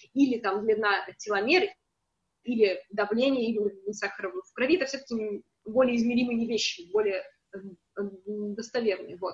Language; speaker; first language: Russian; native; Russian